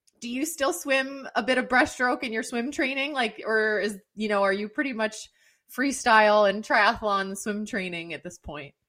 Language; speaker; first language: English; native; English